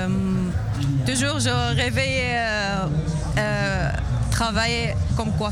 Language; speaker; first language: French; non-native, learner; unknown